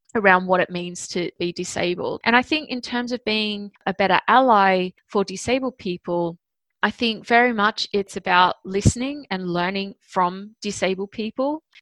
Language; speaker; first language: English; native; English